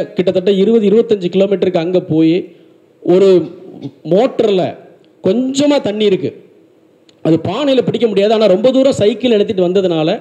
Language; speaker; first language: Tamil; native; Tamil